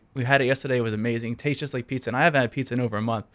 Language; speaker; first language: English; native; English